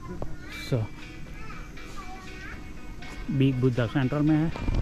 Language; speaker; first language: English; non-native, learner; Hindi